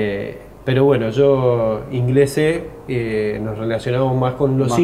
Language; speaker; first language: Spanish; native; Spanish